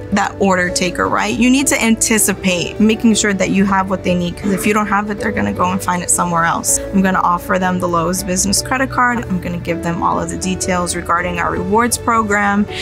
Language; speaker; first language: English; native; English